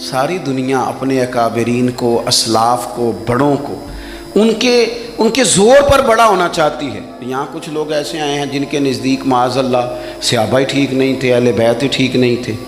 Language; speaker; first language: Urdu; non-native, local second language; Punjabi